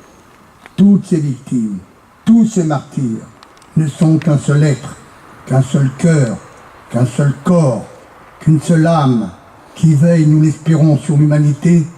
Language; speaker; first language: French; native; French